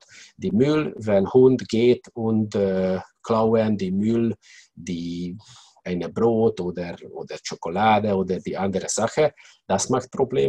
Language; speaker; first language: German; non-native, learner; Hungarian